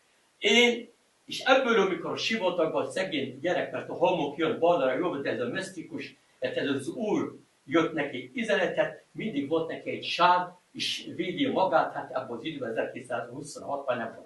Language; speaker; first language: Hungarian; non-native, learner; Arabic